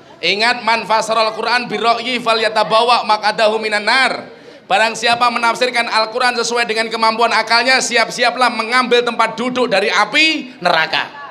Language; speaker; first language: Indonesian; non-native, local second language; Javanese